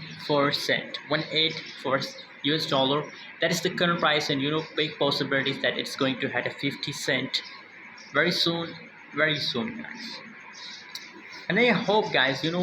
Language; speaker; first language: English; non-native, fluent; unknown